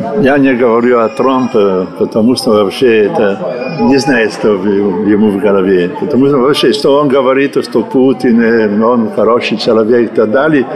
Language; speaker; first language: Russian; non-native, learner; Italian